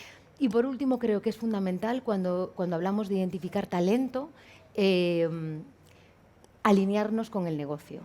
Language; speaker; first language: Spanish; native; Spanish